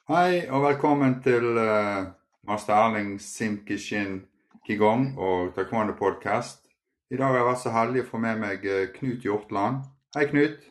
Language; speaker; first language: Norwegian; native; Norwegian